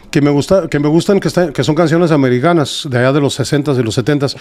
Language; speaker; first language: Spanish; early bilingual, heritage; Spanish